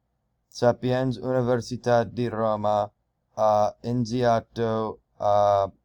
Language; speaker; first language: Italian; non-native, learner; English